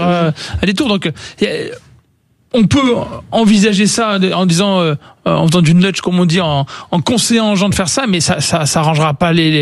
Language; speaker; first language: French; native; French